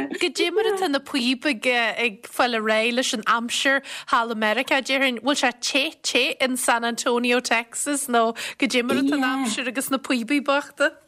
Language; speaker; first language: Irish; native; Irish